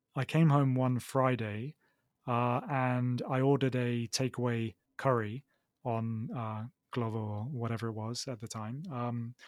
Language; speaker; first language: English; native; English